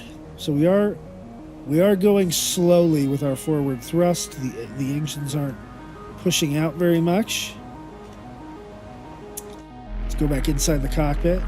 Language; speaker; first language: English; native; English